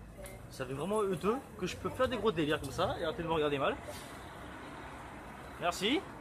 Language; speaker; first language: French; native; French